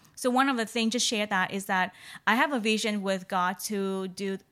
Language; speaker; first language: English; non-native, fluent; Vietnamese